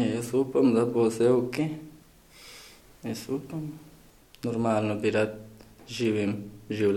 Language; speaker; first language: Slovenian; non-native, learner; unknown